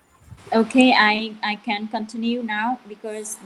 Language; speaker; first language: English; non-native, learner; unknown